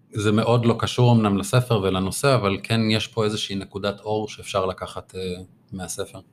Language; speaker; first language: Hebrew; native; Hebrew